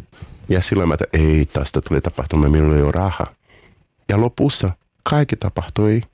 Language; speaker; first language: Finnish; non-native, learner; Portuguese